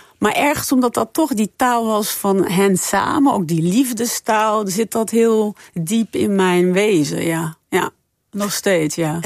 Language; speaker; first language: Dutch; non-native, fluent; French